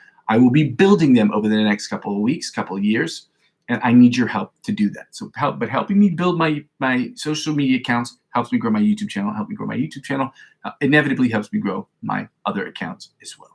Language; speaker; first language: English; native; English